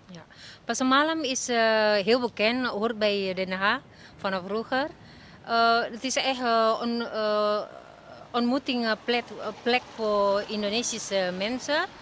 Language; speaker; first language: Dutch; non-native, learner; Indonesian